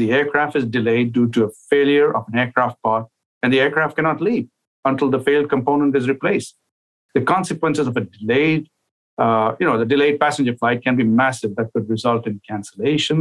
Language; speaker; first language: English; non-native, local second language; Urdu